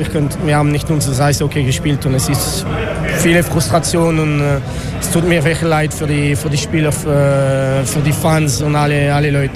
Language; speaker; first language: German; non-native, local second language; French